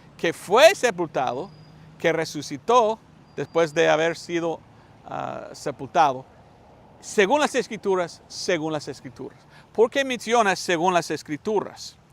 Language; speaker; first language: Spanish; non-native, fluent; English